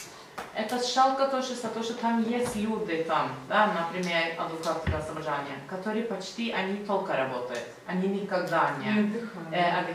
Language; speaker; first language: Russian; non-native, learner; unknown